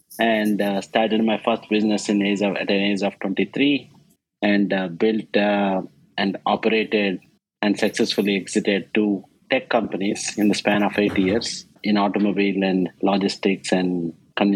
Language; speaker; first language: English; non-native, local second language; Telugu